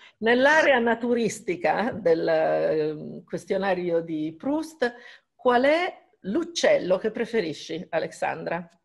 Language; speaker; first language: Italian; native; Italian